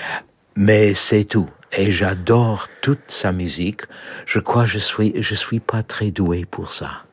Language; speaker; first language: French; non-native, learner; Polish